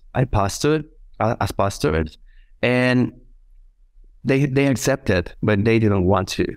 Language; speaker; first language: English; non-native, fluent; Spanish